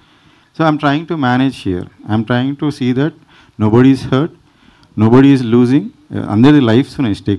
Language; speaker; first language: Telugu; native; Telugu